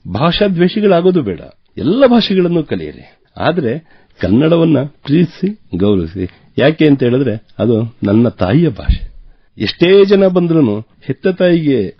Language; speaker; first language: Kannada; native; Kannada